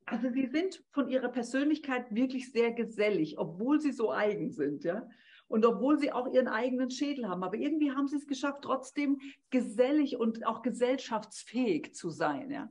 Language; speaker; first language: German; native; German